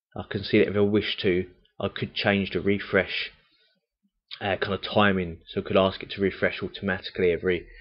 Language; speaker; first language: English; native; English